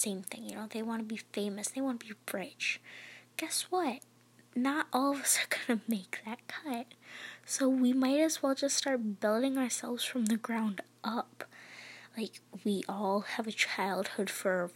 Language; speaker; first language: English; native; English